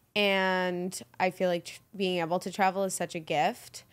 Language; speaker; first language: English; native; English